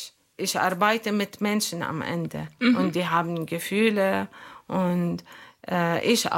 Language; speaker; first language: German; non-native, learner; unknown